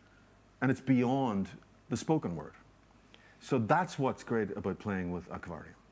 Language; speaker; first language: English; native; English